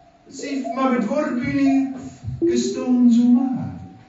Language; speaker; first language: Dutch; native; Dutch